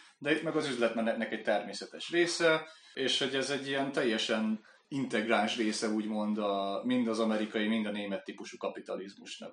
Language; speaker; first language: Hungarian; native; Hungarian